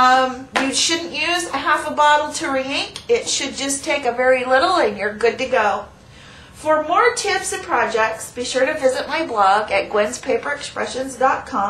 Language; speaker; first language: English; native; English